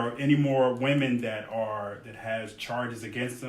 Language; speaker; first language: English; native; English